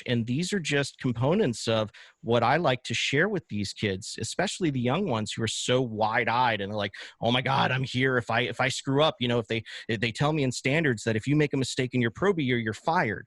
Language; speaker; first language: English; native; English